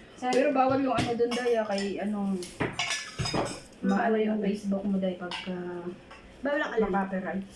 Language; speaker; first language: Filipino; native; Filipino